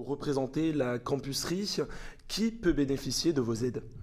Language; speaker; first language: French; native; French